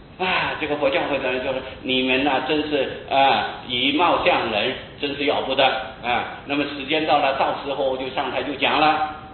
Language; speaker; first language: Chinese; non-native, local second language; Hakka Chinese